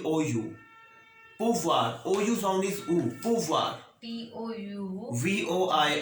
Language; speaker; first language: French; non-native, learner; Hindi